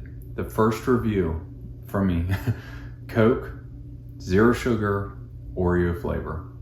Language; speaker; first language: English; native; English